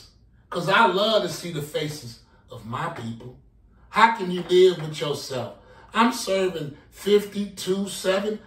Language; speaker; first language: English; native; English